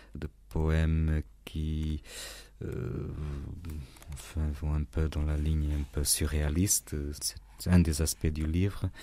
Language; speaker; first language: French; non-native, fluent; Portuguese